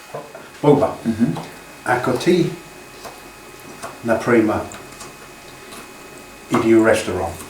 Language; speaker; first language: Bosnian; non-native, learner; English